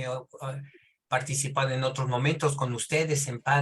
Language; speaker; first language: Spanish; native; Spanish